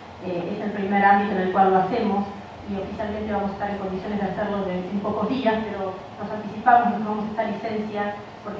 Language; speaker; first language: Spanish; native; Spanish